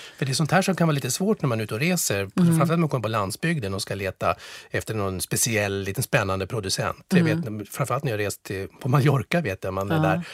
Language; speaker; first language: Swedish; non-native, fluent; French